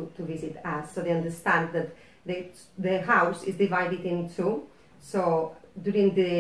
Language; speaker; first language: English; non-native, fluent; Spanish